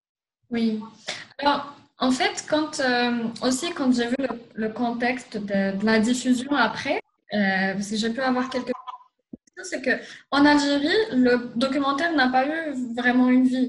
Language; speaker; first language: French; non-native, local second language; Arabic